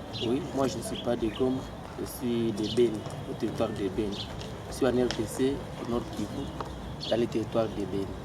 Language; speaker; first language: French; non-native, local second language; Nande